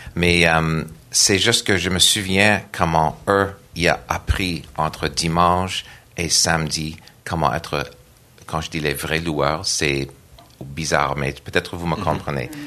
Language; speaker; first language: French; non-native, local second language; English